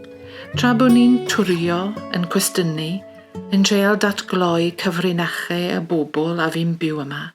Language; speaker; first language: Welsh; native; Welsh